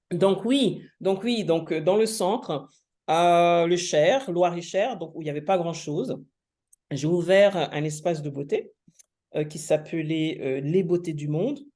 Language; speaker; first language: French; native; French